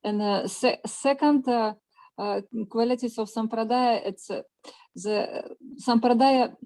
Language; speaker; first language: English; non-native, learner; Russian